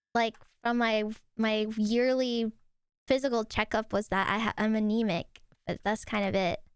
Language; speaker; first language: English; native; English